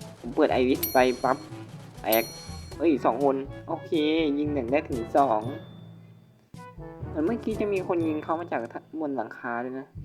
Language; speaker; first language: Thai; native; Thai